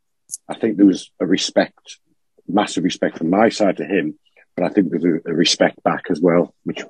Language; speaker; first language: English; native; English